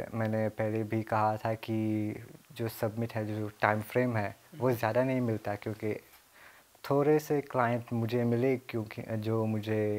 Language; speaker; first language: Hindi; early bilingual, heritage; Hindi